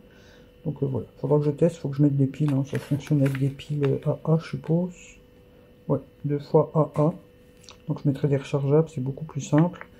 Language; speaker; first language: French; native; French